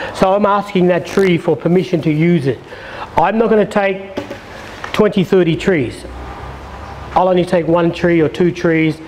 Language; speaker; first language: English; native; English